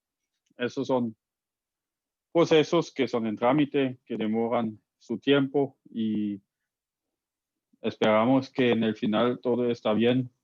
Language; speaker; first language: Spanish; non-native, fluent; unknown